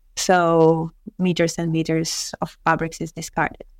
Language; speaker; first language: English; non-native, fluent; Italian